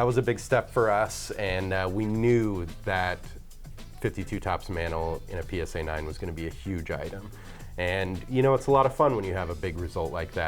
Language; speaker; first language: English; native; English